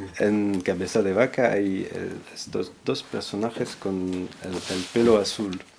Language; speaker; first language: Spanish; non-native, fluent; French